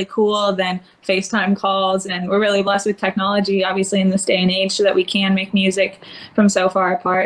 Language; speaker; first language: English; native; English